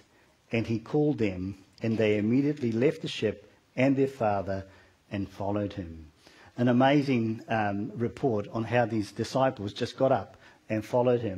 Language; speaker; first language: English; native; English